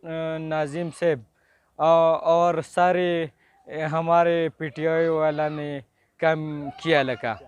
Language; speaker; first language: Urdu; non-native, local second language; Pashto